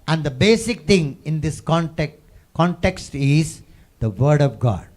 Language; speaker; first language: English; non-native, local second language; Telugu